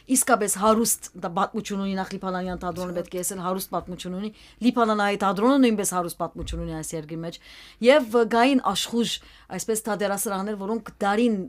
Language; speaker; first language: Armenian; early bilingual, heritage; Armenian